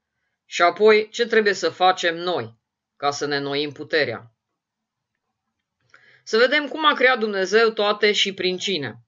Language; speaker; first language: Romanian; native; Romanian